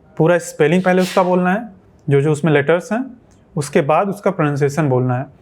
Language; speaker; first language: Hindi; native; Hindi